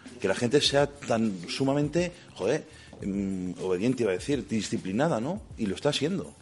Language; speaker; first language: Spanish; native; Spanish